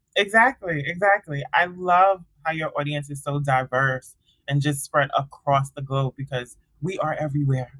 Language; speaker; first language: English; early bilingual, other home language; Akan